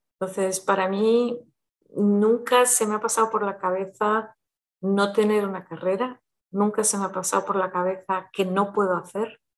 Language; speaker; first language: Spanish; early bilingual, heritage; Spanish